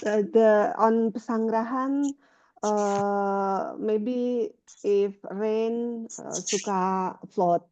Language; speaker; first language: English; non-native, learner; Indonesian